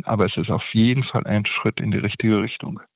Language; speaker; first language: German; native; German